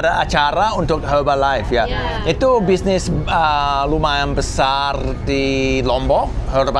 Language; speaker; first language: Indonesian; non-native, fluent; English